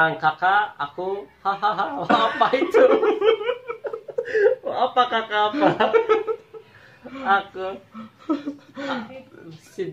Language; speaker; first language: Indonesian; non-native, learner; Turkish